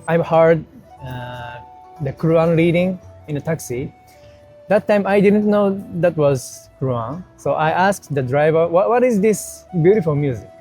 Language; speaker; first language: English; non-native, learner; Japanese